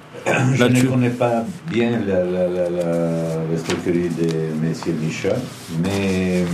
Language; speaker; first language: French; non-native, fluent; Italian